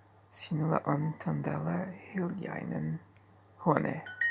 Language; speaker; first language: Finnish; non-native, learner; Portuguese